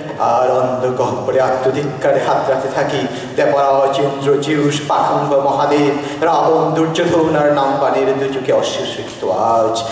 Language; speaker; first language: Bangla; non-native, local second language; Manipuri